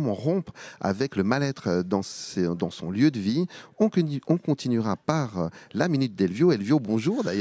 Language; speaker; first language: French; native; French